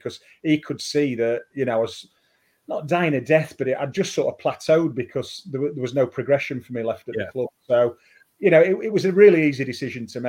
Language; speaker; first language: English; native; English